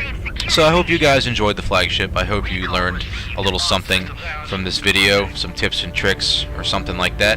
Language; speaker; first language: English; native; English